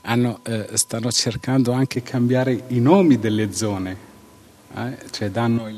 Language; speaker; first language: Italian; non-native, fluent; Arabic